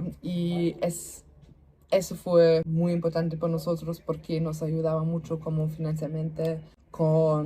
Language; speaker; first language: Spanish; non-native, learner; German